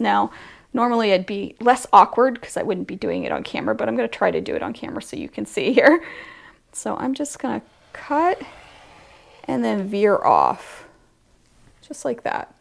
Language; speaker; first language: English; native; English